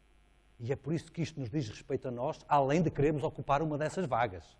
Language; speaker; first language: Portuguese; native; Portuguese